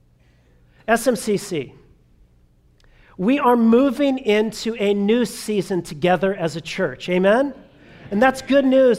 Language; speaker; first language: English; native; English